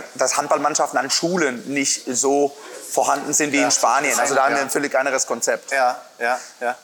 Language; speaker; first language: German; non-native, fluent; Spanish